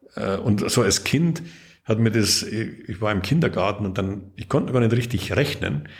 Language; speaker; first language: German; native; German